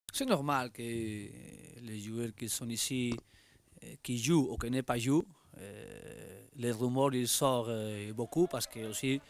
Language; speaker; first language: French; non-native, learner; Spanish